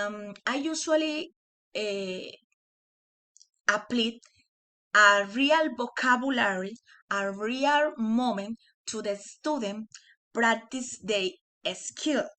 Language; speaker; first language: English; non-native, learner; Spanish